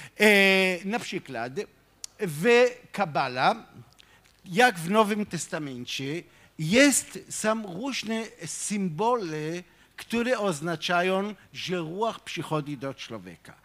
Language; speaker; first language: Polish; non-native, fluent; Hebrew